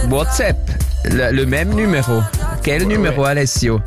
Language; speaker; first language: French; non-native, learner; German